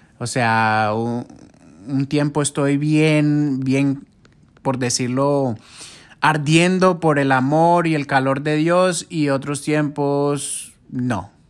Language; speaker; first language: Spanish; early bilingual, heritage; Spanish